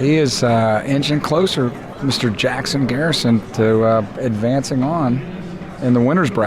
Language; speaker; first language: English; native; English